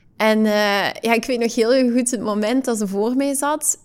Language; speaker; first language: Dutch; native; Dutch